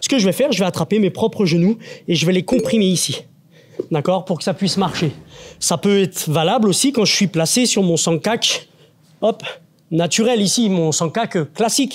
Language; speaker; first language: French; native; French